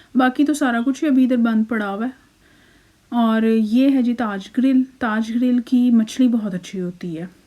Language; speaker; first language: Urdu; native; Urdu